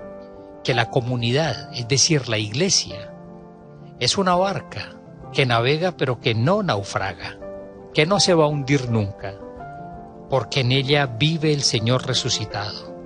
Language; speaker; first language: Spanish; native; Spanish